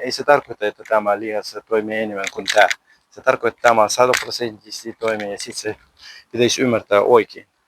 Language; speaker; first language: Finnish; non-native, learner; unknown